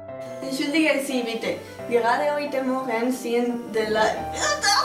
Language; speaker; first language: German; non-native, learner; Spanish